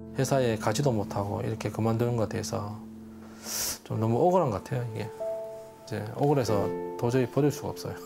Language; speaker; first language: Korean; native; Korean